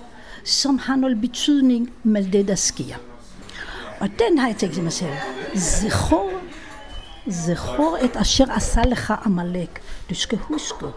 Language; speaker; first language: Danish; non-native, fluent; Hebrew